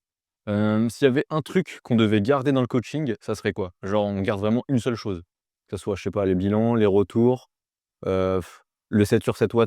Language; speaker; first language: French; native; French